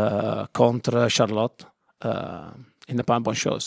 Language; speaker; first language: French; non-native, learner; Italian